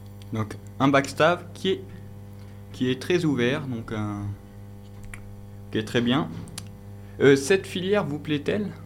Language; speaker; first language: French; native; French